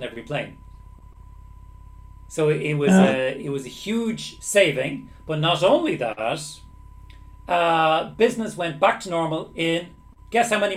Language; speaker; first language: English; native; English